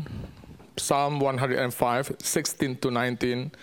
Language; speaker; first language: English; non-native, learner; Indonesian